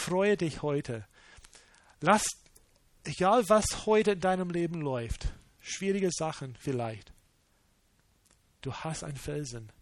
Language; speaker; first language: German; non-native, fluent; English